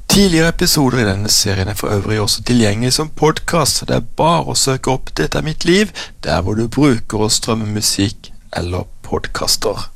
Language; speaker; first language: Norwegian; native; Norwegian